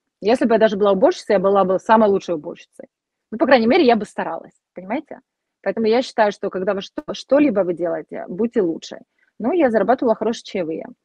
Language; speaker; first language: Russian; native; Russian